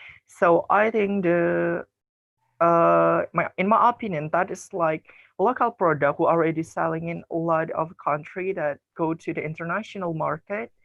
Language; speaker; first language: English; non-native, learner; Indonesian